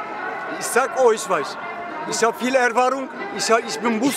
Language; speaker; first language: German; non-native, learner; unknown